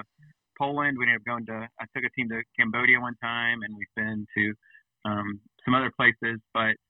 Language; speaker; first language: English; native; English